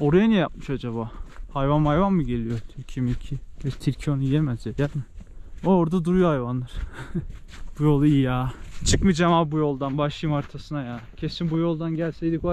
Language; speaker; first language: Turkish; native; Turkish